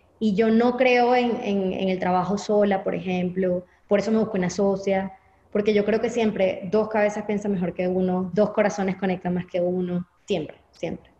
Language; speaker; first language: Spanish; native; Spanish